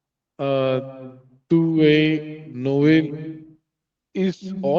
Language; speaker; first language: French; non-native, learner; Hindi